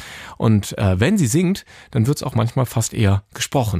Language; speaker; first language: German; native; German